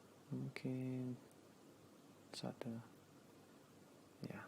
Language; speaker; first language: Indonesian; non-native, learner; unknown